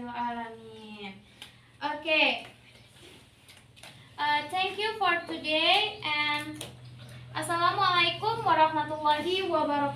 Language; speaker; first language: English; non-native, learner; Indonesian